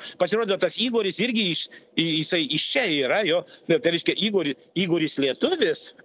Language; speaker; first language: Lithuanian; non-native, local second language; Russian